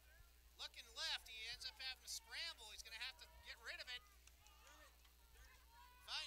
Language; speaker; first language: English; native; English